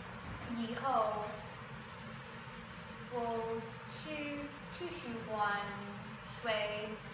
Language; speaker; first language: Chinese; non-native, learner; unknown